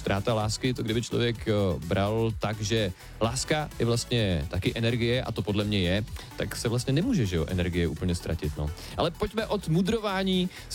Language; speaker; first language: Czech; native; Czech